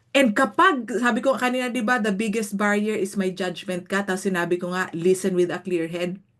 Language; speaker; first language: Filipino; native; Filipino